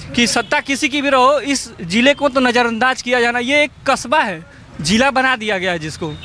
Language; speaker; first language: Hindi; native; Hindi